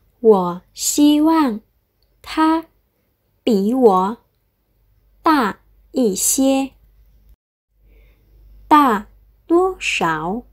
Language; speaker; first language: Chinese; non-native, fluent; Indonesian